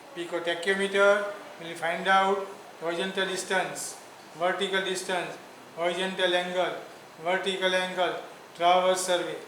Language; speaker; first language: English; non-native, local second language; Gujarati